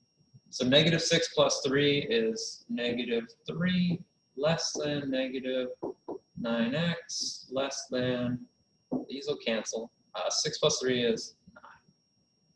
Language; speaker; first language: English; native; English